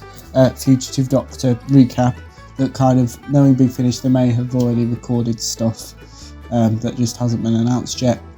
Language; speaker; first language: English; native; English